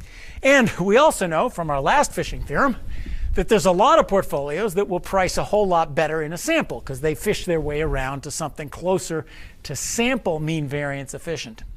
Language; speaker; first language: English; native; English